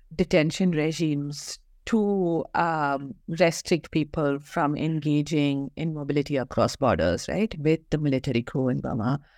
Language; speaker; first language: English; non-native, local second language; Malayalam